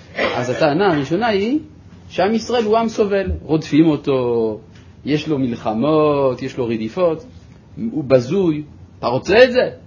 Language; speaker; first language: Hebrew; non-native, fluent; French